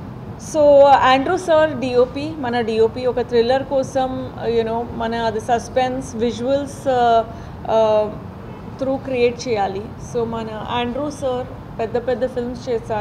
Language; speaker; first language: Telugu; non-native, fluent; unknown